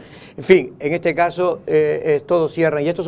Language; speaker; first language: Spanish; native; Spanish